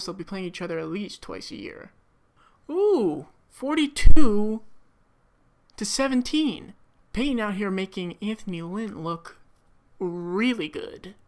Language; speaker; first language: English; native; English